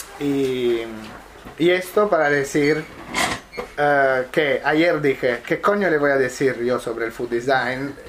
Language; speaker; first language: Spanish; non-native, fluent; Italian